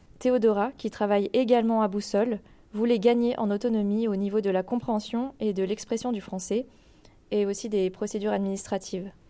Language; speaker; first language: French; native; French